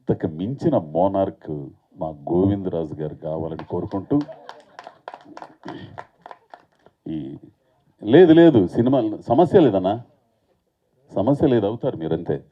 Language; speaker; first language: Telugu; native; Telugu